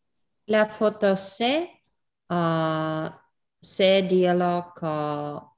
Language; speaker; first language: French; non-native, learner; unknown